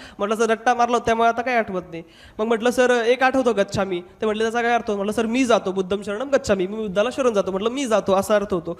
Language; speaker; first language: Marathi; non-native, local second language; Hindi